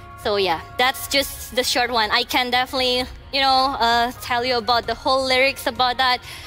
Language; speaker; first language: English; non-native, fluent; Indonesian